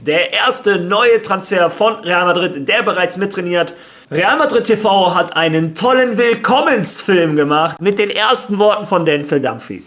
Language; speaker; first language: German; native; German